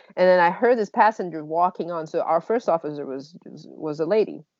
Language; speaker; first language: English; non-native, fluent; Chinese